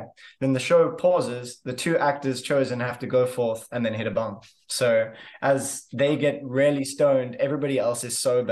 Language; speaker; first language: English; native; English